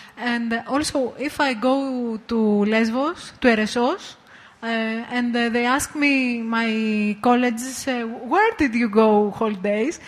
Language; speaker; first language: English; non-native, learner; Greek